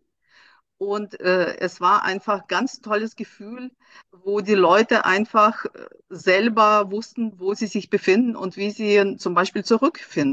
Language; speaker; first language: German; non-native, fluent; Russian